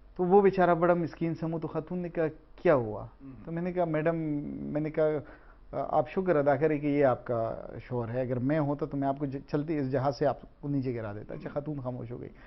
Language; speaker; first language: Urdu; non-native, local second language; Pashto